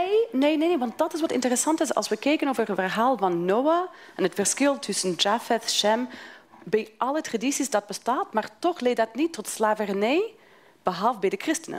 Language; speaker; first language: Dutch; non-native, fluent; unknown